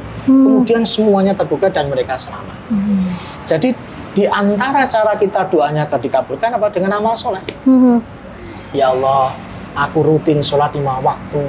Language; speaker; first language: Indonesian; native; Indonesian